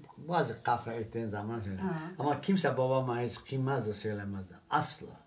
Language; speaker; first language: Turkish; non-native, local second language; Zaza